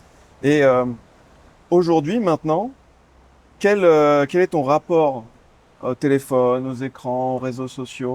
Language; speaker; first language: French; native; French